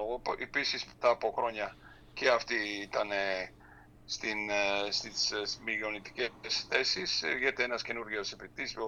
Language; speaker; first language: Greek; non-native, fluent; Serbian